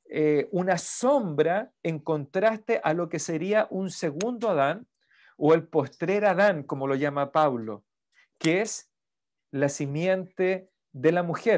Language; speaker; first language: Spanish; native; Spanish